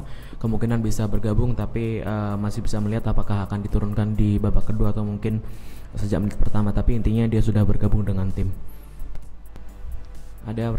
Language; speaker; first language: Indonesian; native; Indonesian